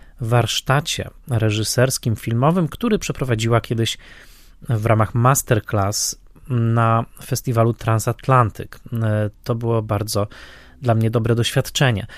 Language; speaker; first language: Polish; native; Polish